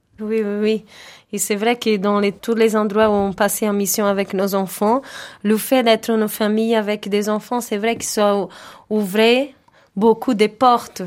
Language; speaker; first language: French; non-native, fluent; Portuguese